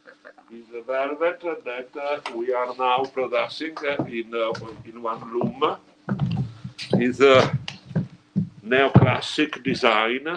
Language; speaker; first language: English; non-native, learner; Italian